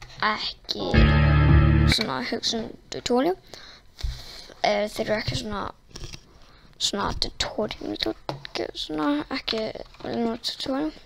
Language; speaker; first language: Icelandic; non-native, learner; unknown